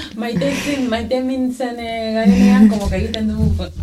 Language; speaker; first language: Basque; non-native, learner; Spanish